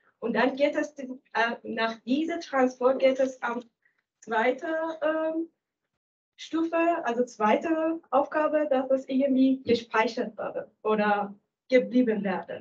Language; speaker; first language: German; non-native, learner; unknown